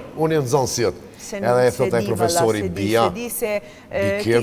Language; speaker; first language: Albanian; native; Albanian